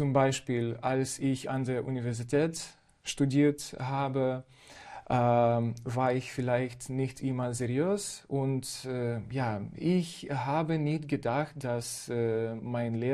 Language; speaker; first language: German; non-native, fluent; Ukrainian